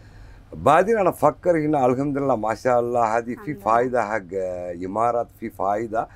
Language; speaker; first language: Arabic; non-native, learner; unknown